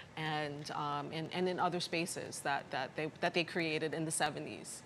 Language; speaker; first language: English; early bilingual, other home language; Spanish